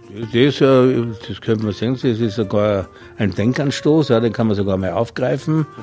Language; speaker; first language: German; native; German